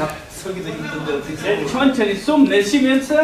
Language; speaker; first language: Korean; non-native, learner; Hindi